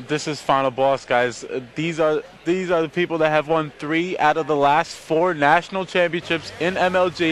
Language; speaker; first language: English; native; English